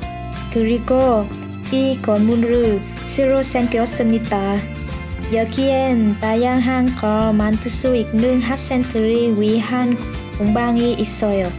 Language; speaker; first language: Korean; non-native, learner; Vietnamese